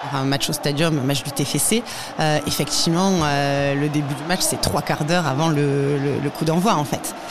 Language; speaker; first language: French; native; French